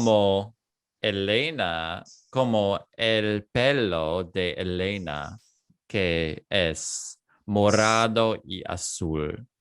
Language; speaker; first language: Spanish; non-native, fluent; English